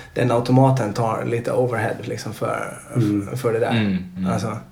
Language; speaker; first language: Swedish; native; Swedish